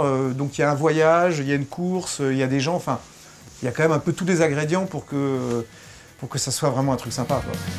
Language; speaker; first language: French; native; French